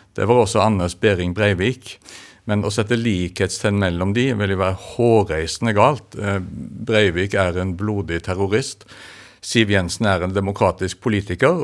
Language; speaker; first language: Norwegian; native; Norwegian